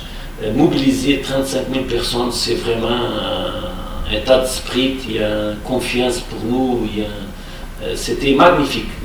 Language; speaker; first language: French; non-native, fluent; Portuguese